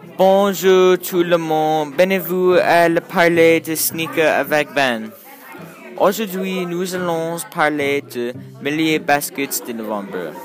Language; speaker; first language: French; non-native, learner; English